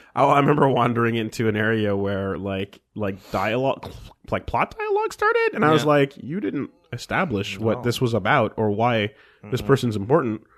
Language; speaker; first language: English; native; English